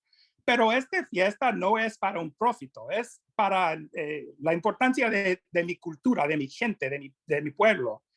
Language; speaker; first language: Spanish; non-native, fluent; English